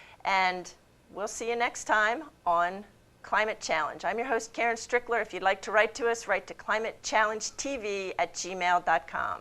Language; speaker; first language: English; native; English